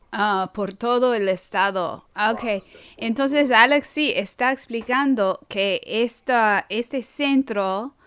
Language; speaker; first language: Spanish; non-native, fluent; English